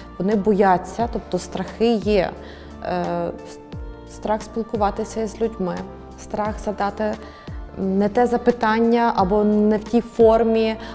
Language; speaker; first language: Ukrainian; native; Ukrainian